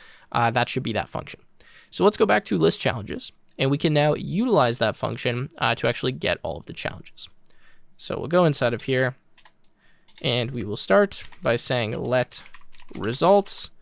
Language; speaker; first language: English; native; English